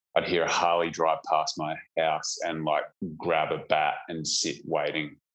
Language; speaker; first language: English; native; English